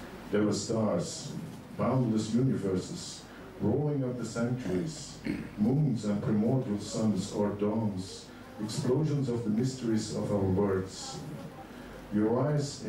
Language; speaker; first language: English; non-native, fluent; Dutch